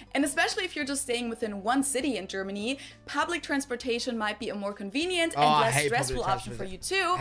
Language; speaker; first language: English; non-native, fluent; German